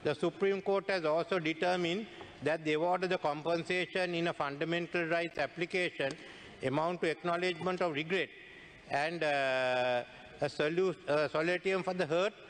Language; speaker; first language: English; non-native, local second language; Sinhala